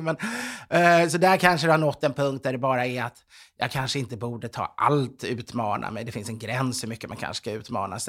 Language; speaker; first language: Swedish; native; Swedish